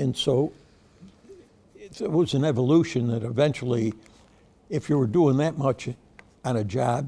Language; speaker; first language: English; native; English